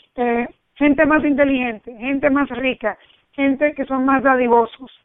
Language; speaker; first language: Spanish; early bilingual, heritage; Spanish